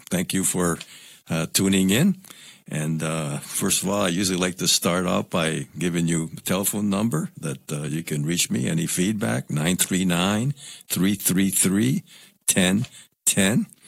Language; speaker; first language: English; non-native, local second language; Spanish